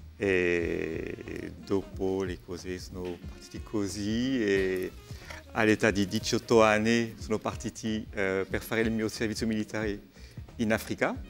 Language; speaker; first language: Italian; non-native, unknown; French